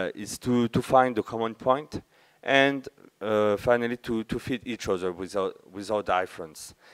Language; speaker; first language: English; non-native, learner; French